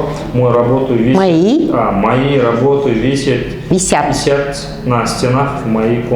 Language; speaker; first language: Russian; non-native, local second language; Kazakh